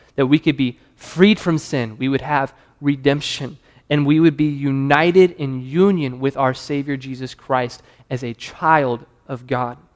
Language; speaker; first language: English; native; English